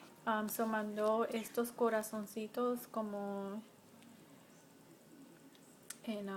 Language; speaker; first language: Spanish; early bilingual, heritage; Spanish